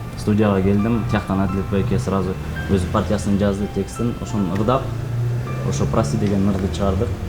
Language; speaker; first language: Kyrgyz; non-native, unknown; Russian